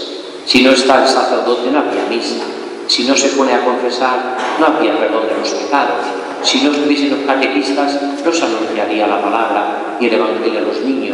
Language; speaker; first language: Spanish; native; Spanish